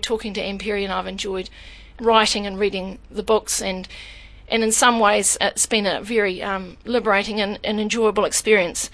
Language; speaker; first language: English; native; English